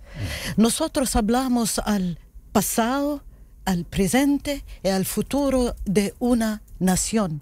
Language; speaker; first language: Spanish; non-native, learner; Arabic